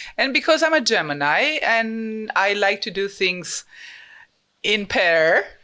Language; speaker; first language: English; non-native, fluent; Romanian